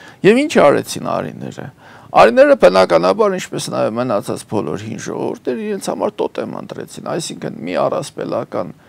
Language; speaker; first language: Armenian; native; Armenian